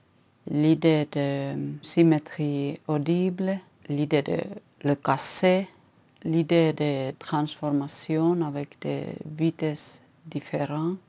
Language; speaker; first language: French; non-native, fluent; Finnish